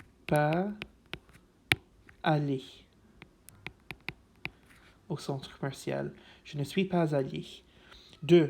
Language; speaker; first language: French; non-native, fluent; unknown